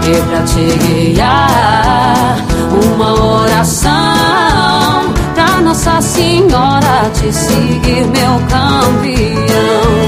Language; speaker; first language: Portuguese; native; Portuguese